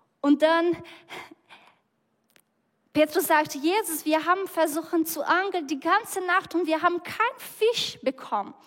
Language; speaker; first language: German; non-native, fluent; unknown